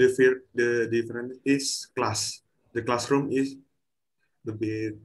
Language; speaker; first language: English; non-native, learner; Indonesian